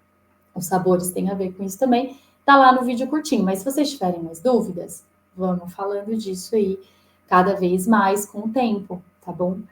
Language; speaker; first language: Portuguese; native; Portuguese